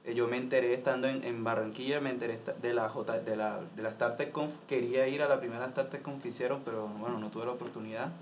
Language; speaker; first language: Spanish; native; Spanish